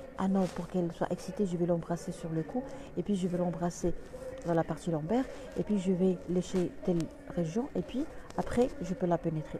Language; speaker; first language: French; non-native, local second language; Arabic